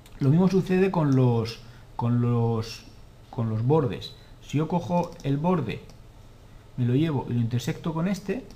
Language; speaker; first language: Spanish; native; Spanish